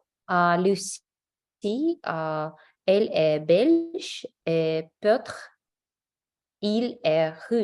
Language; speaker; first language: French; non-native, learner; English